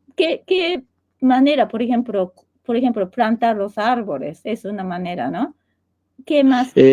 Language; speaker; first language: Spanish; non-native, fluent; Japanese